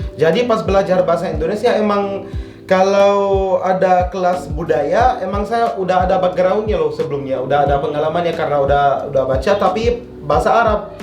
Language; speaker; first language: Indonesian; non-native, fluent; Arabic